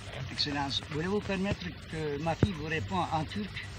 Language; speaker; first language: French; non-native, fluent; Turkish